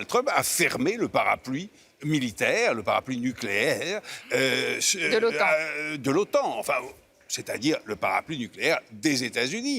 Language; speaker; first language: French; native; French